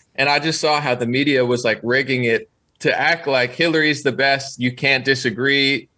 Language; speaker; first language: English; native; English